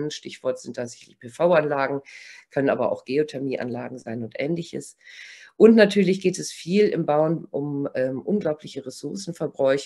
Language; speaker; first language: German; native; German